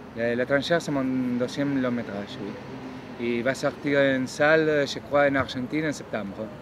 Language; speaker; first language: French; non-native, fluent; Spanish